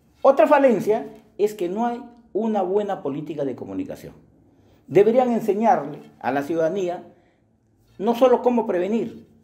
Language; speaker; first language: Spanish; native; Spanish